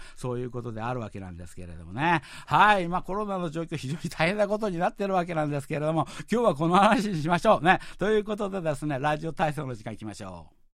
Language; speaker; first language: Japanese; non-native, fluent; Korean